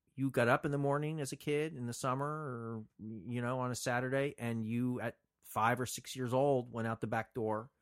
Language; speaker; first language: English; native; English